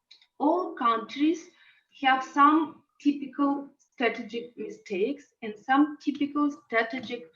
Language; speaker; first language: English; non-native, learner; Russian